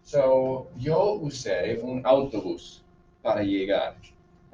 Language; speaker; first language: Spanish; non-native, fluent; English